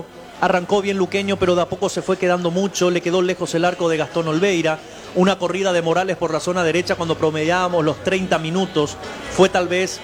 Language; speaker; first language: Spanish; native; Spanish